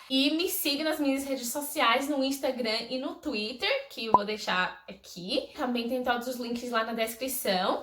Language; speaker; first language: Portuguese; non-native, fluent; English